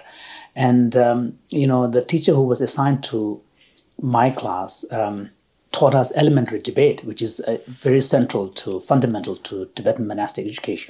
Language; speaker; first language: English; non-native, local second language; Tibetan